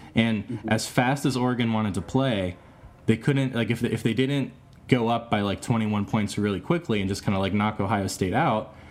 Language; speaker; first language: English; native; English